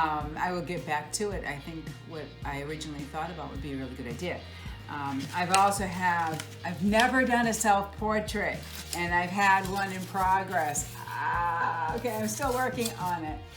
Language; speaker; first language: English; native; English